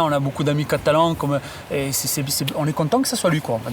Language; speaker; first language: French; native; French